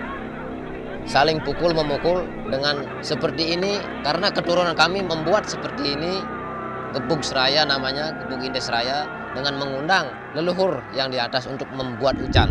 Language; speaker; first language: Indonesian; non-native, local second language; Balinese